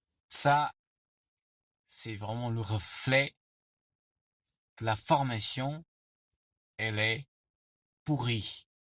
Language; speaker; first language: French; non-native, fluent; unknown